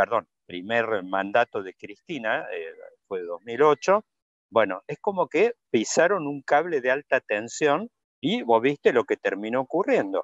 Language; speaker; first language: Spanish; native; Spanish